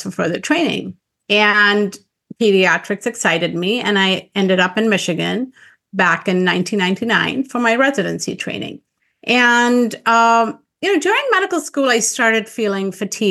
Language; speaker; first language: English; non-native, local second language; Urdu